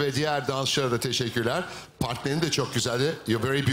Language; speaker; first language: Turkish; native; Turkish